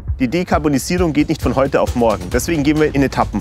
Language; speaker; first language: German; native; German